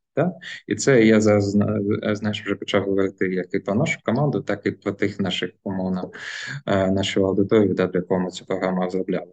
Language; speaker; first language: Ukrainian; non-native, local second language; Russian